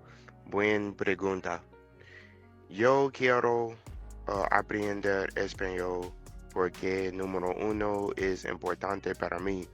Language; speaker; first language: Spanish; non-native, learner; English